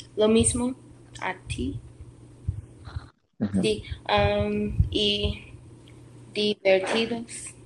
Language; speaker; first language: Spanish; non-native, learner; English